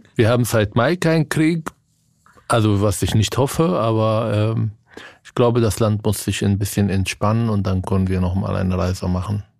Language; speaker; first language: German; non-native, fluent; Arabic